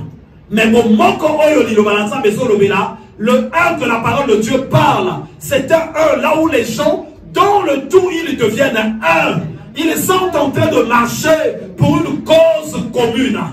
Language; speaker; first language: French; non-native, local second language; Lingala